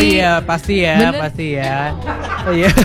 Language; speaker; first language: Indonesian; native; Indonesian